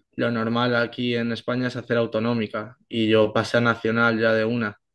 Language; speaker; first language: Spanish; native; Spanish